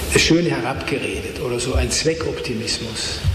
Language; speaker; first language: German; native; German